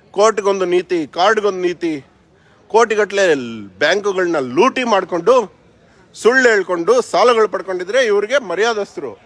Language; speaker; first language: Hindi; non-native, local second language; Kannada